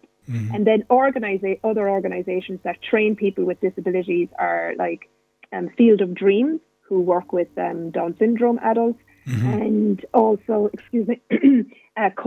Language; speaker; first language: English; native; English